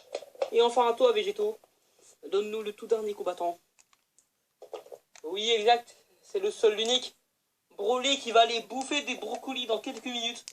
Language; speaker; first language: French; native; French